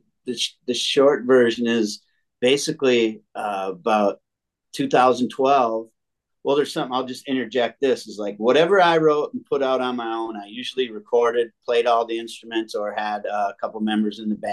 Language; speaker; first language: English; native; English